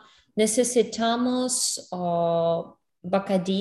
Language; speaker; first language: Spanish; non-native, learner; English